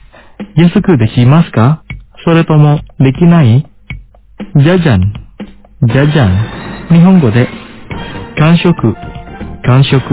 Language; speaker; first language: Japanese; non-native, fluent; Indonesian